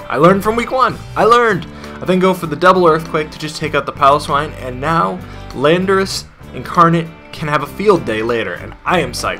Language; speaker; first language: English; native; English